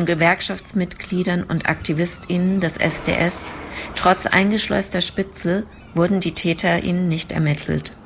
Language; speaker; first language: German; native; German